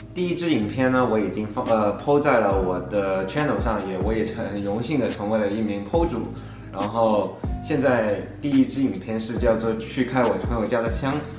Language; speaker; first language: Chinese; non-native, local second language; Cantonese